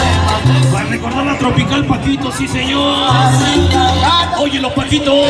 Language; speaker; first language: Spanish; native; Spanish